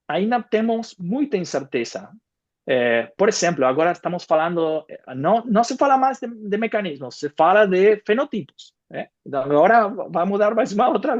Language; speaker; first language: Portuguese; non-native, fluent; Spanish